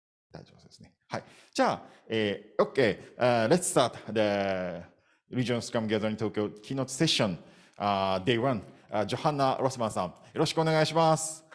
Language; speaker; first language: Japanese; native; Japanese